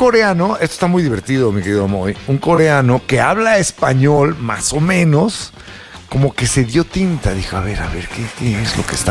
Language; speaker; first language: Spanish; native; Spanish